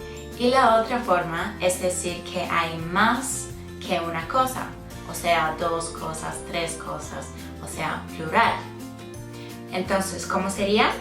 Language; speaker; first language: Spanish; non-native, fluent; English